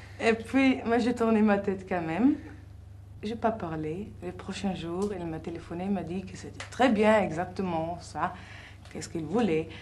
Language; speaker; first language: French; non-native, fluent; German